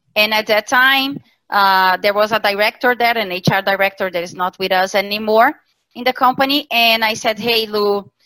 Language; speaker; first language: English; non-native, fluent; Portuguese